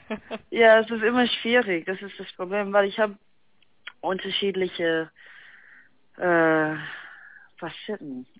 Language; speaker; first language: German; non-native, fluent; English